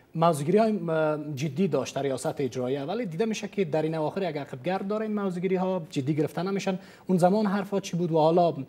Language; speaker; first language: Persian; native; Persian